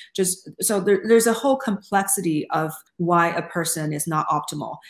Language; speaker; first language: English; non-native, fluent; Chinese